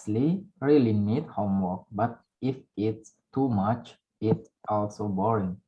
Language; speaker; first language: English; non-native, learner; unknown